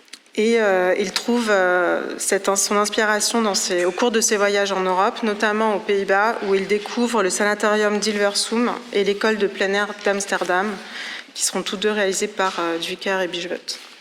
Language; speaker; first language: French; native; French